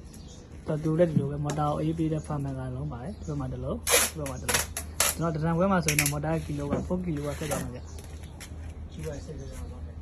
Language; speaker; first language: Burmese; native; Burmese